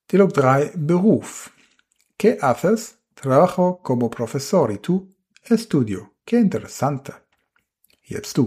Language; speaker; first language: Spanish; non-native, fluent; German